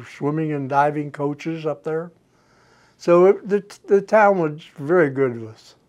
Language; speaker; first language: English; native; English